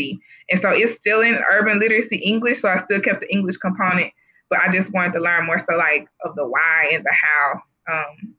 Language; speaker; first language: English; native; English